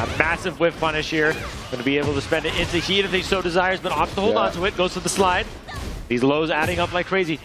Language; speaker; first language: English; native; English